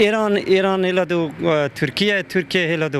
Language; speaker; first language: Greek; non-native, learner; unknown